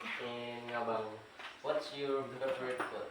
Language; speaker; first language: English; non-native, learner; Indonesian